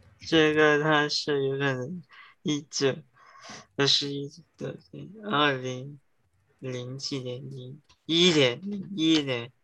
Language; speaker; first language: Chinese; early bilingual, heritage; Chinese